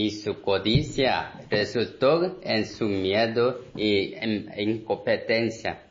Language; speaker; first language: Spanish; non-native, learner; Korean